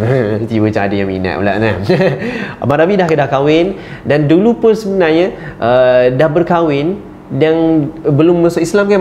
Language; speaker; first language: Malay; native; Malay